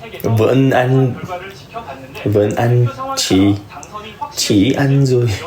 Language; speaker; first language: Vietnamese; non-native, learner; Korean